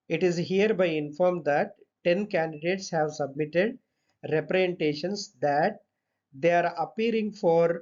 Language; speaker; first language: English; non-native, local second language; Telugu